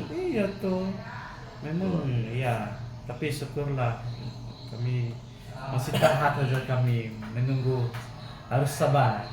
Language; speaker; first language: Indonesian; non-native, fluent; Malagasy